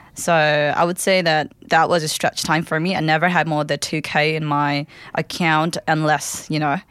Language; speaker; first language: English; non-native, local second language; Nepali